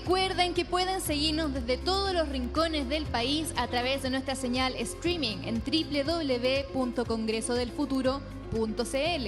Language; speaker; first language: Spanish; native; Spanish